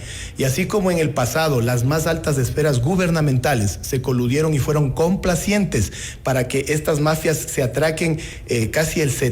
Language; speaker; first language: Spanish; native; Spanish